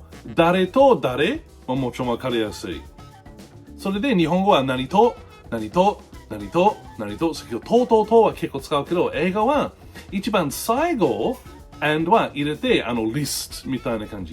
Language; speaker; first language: Japanese; non-native, fluent; English